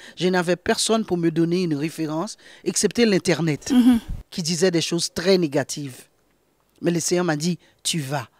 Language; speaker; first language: French; non-native, local second language; Haitian Creole